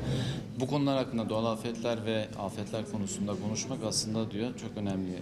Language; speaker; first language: Turkish; native; Turkish